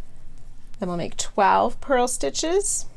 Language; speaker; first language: English; native; English